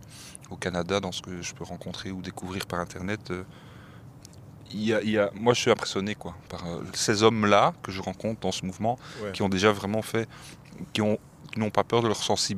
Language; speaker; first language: French; native; French